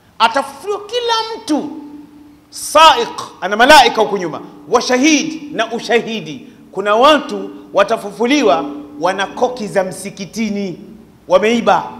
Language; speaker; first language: Swahili; native; Swahili